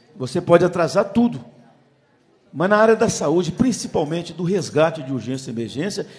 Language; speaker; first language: Portuguese; native; Portuguese